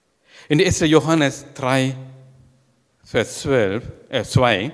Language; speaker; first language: German; non-native, learner; Sinhala